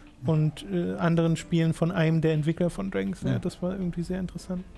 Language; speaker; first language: German; native; German